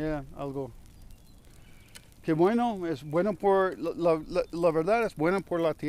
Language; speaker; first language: Spanish; non-native, learner; English